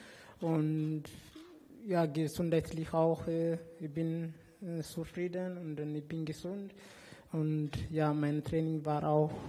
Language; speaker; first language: German; non-native, fluent; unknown